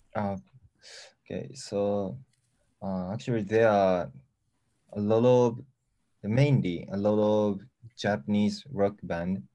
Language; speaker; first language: English; non-native, learner; Japanese